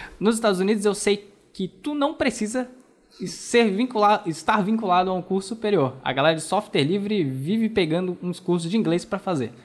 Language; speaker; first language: Portuguese; native; Portuguese